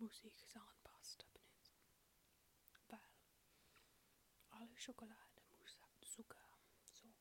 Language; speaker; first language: German; non-native, learner; English